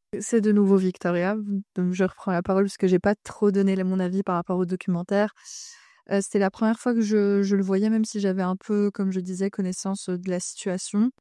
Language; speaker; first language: French; early bilingual, other home language; Polish